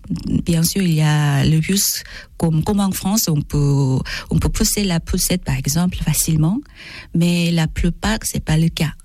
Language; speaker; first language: French; non-native, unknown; Korean